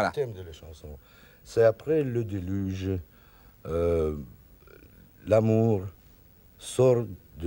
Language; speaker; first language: French; non-native, learner; Russian